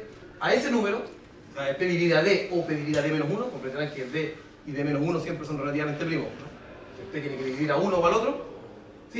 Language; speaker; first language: Spanish; native; Spanish